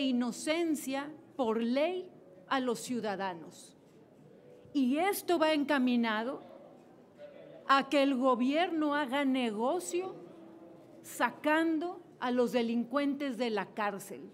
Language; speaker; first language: Spanish; native; Spanish